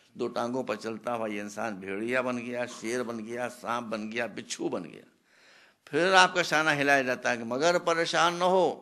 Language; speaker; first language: Hindi; native; Hindi